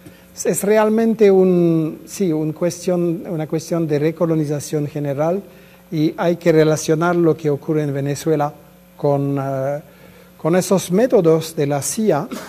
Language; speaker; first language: Spanish; non-native, fluent; French